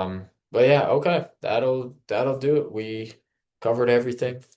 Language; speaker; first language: English; native; English